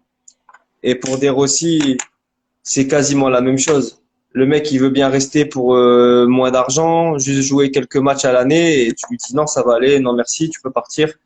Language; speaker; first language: French; native; French